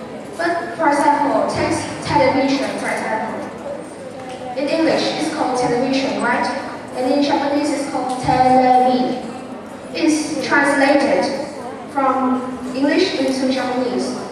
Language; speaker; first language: English; non-native, fluent; Vietnamese